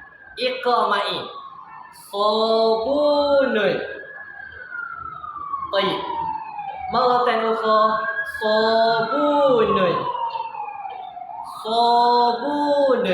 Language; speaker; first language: Arabic; non-native, learner; Malay